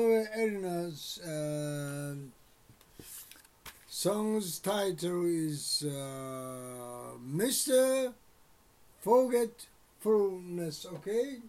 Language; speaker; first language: English; non-native, learner; Japanese